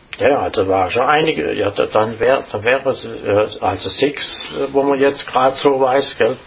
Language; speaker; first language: German; native; German